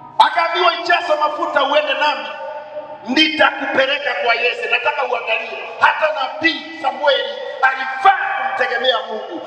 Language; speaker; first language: Swahili; non-native, local second language; Kikuyu